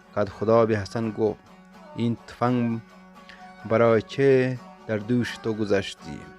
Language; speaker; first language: Persian; non-native, local second language; Baluchi